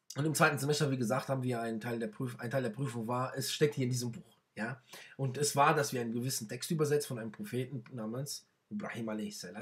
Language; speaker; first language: German; non-native, fluent; Arabic